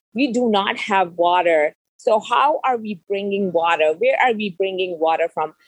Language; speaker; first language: English; non-native, local second language; Urdu